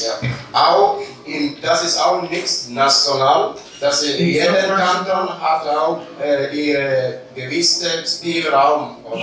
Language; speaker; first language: German; non-native, learner; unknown